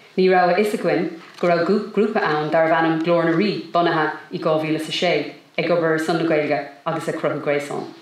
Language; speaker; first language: Irish; non-native, local second language; English